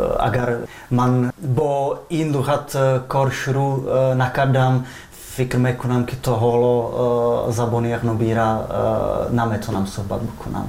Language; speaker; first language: Persian; non-native, fluent; Czech